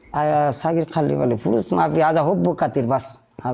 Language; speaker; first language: Arabic; non-native, learner; Bangla